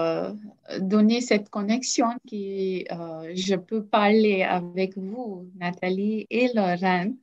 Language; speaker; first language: French; non-native, learner; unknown